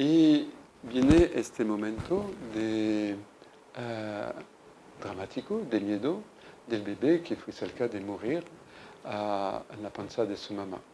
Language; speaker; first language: Spanish; non-native, fluent; French